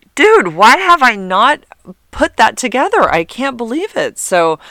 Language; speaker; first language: English; native; English